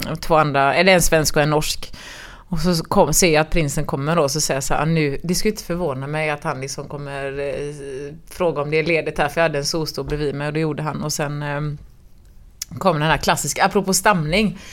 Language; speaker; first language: Swedish; native; Swedish